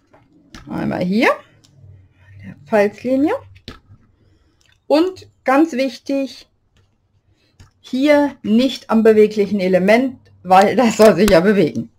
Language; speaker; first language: German; native; German